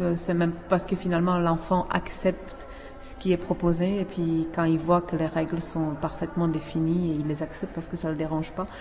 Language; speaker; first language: French; non-native, fluent; Czech